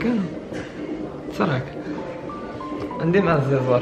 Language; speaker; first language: Arabic; native; Arabic